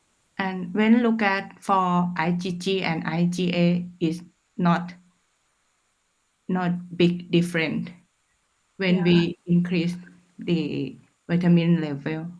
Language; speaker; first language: English; non-native, fluent; Thai